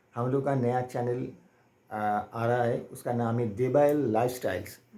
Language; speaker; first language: Hindi; non-native, local second language; Bangla